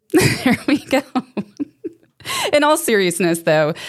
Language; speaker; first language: English; native; English